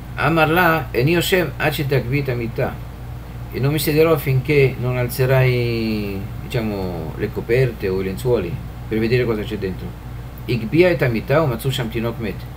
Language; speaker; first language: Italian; non-native, fluent; Hebrew